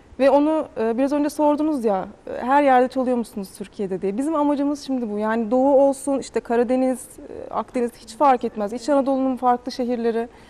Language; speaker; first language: Turkish; native; Turkish